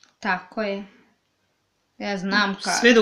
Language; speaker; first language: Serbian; non-native, learner; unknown